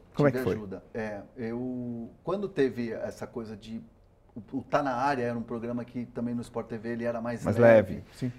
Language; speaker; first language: Portuguese; non-native, local second language; Spanish